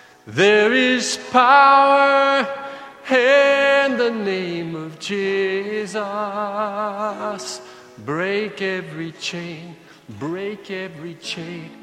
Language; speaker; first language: English; native; English